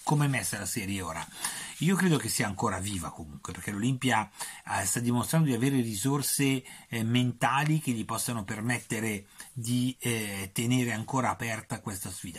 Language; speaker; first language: Italian; native; Italian